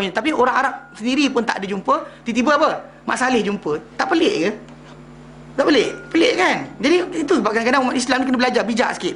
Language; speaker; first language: Malay; native; Malay